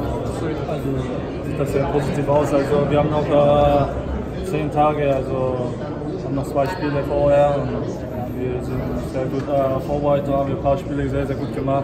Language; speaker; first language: German; non-native, fluent; Korean